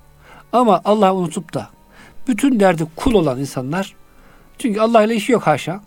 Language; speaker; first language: Turkish; native; Turkish